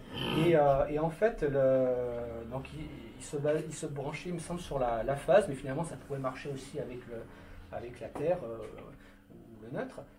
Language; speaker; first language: French; native; French